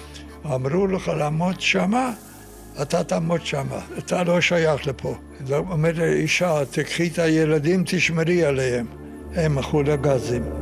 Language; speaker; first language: Hebrew; non-native, fluent; Yiddish